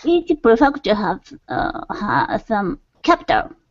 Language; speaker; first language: English; non-native, learner; Japanese